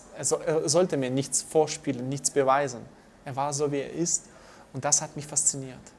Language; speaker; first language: German; non-native, fluent; Russian